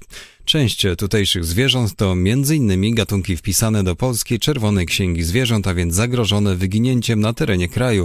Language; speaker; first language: Polish; native; Polish